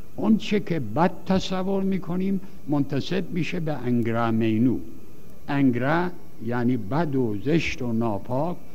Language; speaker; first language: Persian; native; Persian